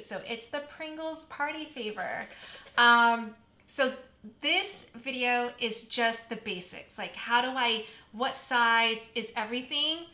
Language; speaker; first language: English; native; English